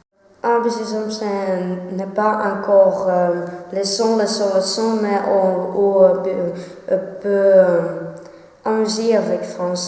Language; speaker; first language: French; non-native, learner; Dutch